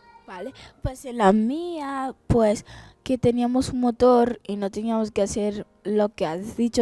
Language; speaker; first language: Spanish; early bilingual, other home language; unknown